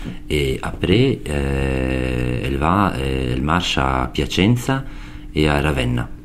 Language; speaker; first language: French; non-native, learner; Italian